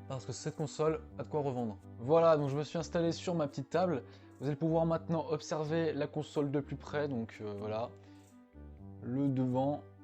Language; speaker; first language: French; native; French